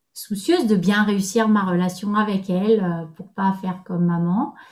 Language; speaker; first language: French; native; French